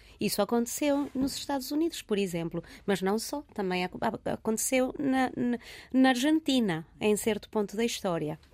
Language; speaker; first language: Portuguese; early bilingual, heritage; Portuguese